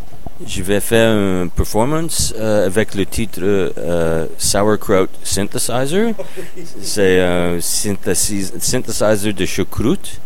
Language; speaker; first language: French; non-native, learner; English